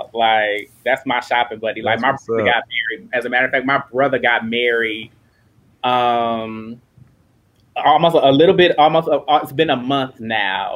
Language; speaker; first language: English; native; English